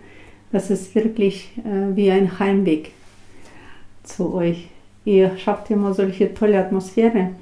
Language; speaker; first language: German; non-native, fluent; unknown